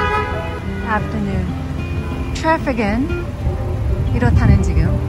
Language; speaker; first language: Korean; native; Korean